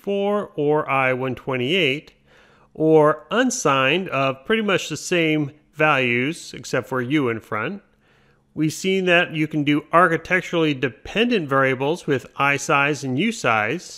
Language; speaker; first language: English; native; English